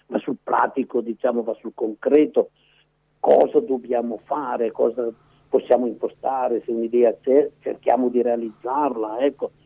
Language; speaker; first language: Italian; native; Italian